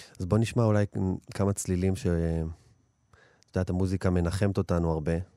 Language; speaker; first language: Hebrew; native; Hebrew